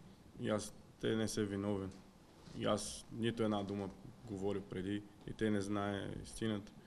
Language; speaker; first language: Bulgarian; non-native, learner; Portuguese